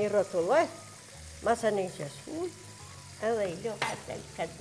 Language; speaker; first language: Albanian; native; Albanian